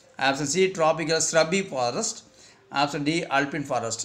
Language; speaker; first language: English; non-native, local second language; Tamil